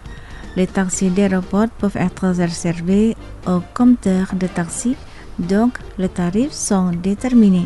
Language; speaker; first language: French; non-native, fluent; Indonesian